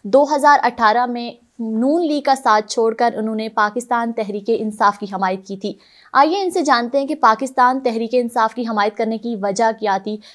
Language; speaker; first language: Urdu; native; Urdu